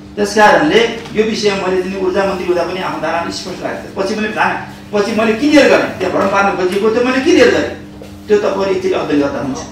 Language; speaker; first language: Nepali; native; Nepali